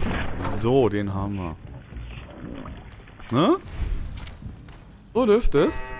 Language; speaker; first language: German; native; German